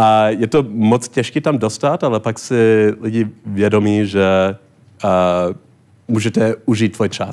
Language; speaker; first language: Czech; non-native, learner; English